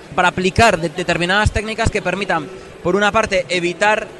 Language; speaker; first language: Spanish; native; Spanish